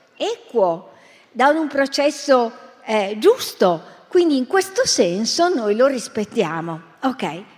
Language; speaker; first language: Italian; native; Italian